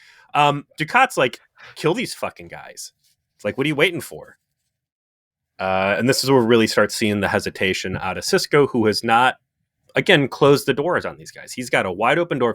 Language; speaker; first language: English; native; English